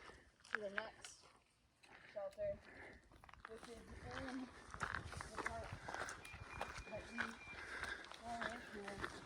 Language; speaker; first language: English; native; English